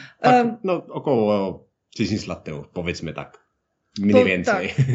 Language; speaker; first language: Polish; non-native, learner; Finnish